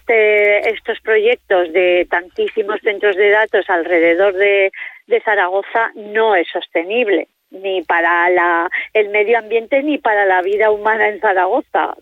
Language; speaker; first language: Spanish; native; Spanish